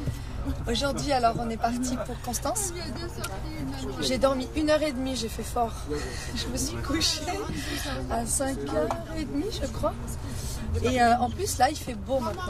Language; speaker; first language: French; native; French